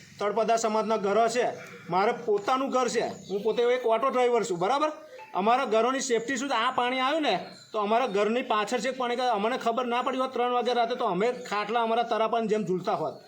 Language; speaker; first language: Gujarati; native; Gujarati